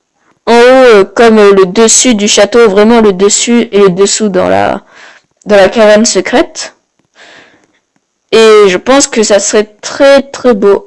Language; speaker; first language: French; native; French